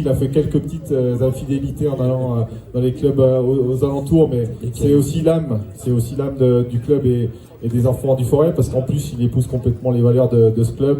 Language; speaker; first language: French; native; French